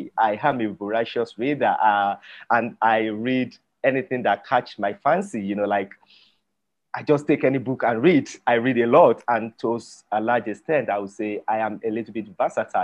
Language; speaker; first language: English; non-native, local second language; Yoruba